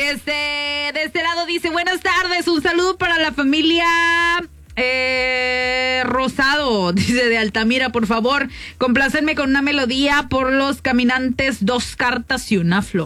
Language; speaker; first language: Spanish; native; Spanish